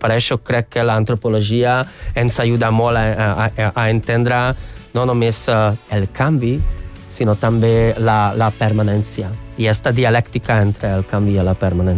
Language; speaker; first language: Catalan; non-native, fluent; Hungarian